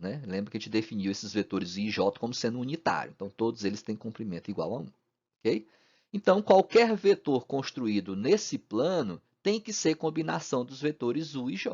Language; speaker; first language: Portuguese; native; Portuguese